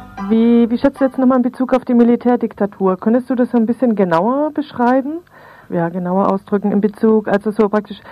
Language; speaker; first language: German; native; German